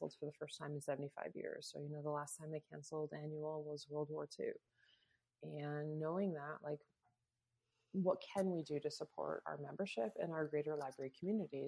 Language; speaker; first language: English; native; English